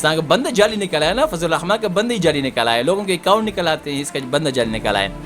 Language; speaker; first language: Urdu; non-native, local second language; Pashto